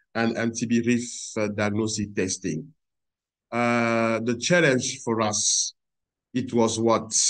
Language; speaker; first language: English; non-native, fluent; French